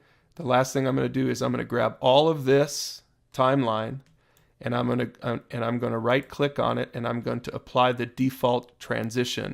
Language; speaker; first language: English; native; English